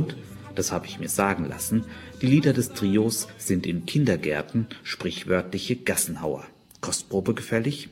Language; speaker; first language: German; native; German